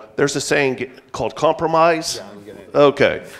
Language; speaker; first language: English; native; English